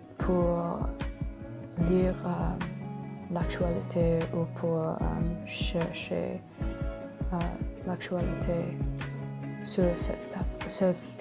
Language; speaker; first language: French; non-native, learner; English